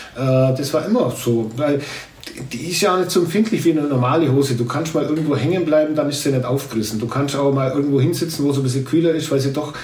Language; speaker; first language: German; native; German